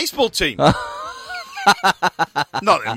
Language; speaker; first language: English; native; English